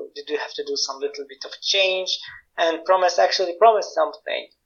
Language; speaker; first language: English; non-native, fluent; Arabic